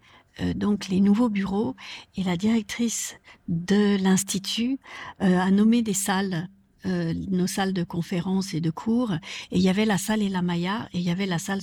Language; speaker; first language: French; native; French